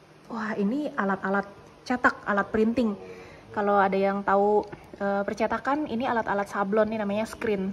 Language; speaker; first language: Indonesian; native; Indonesian